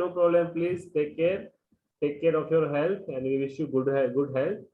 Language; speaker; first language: English; non-native, learner; Gujarati